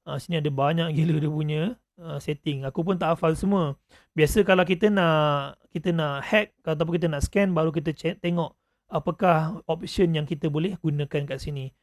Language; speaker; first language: Malay; native; Malay